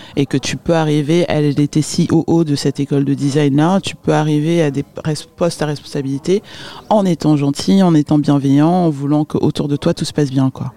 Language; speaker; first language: French; early bilingual, other home language; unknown